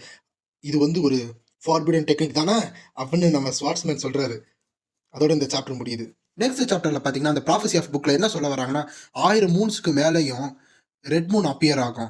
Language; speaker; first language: Tamil; native; Tamil